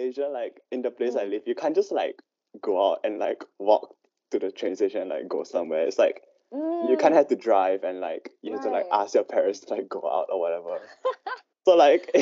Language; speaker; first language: English; non-native, local second language; Cantonese